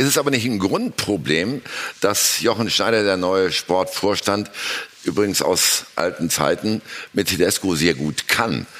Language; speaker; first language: German; native; German